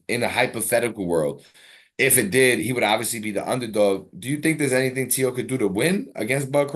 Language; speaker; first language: English; native; English